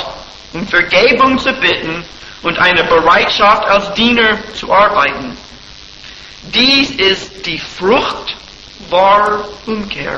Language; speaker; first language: German; non-native, fluent; English